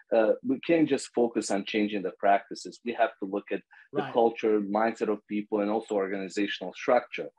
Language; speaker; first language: English; non-native, fluent; Bosnian